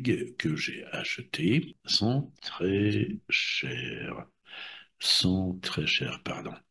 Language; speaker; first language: French; non-native, fluent; Russian